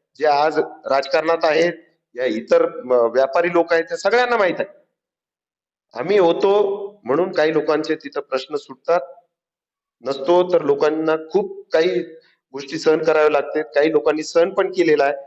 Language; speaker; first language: Marathi; native; Marathi